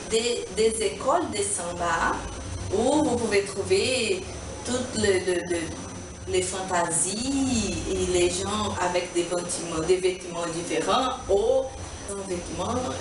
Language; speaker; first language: French; non-native, learner; Portuguese